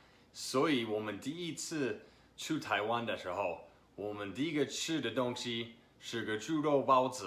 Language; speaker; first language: Chinese; non-native, fluent; English